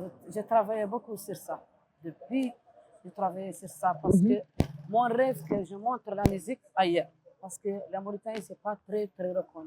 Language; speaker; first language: French; non-native, learner; Arabic